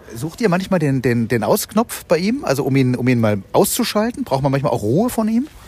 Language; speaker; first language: German; native; German